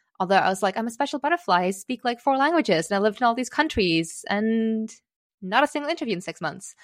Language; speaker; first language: English; early bilingual, other home language; Czech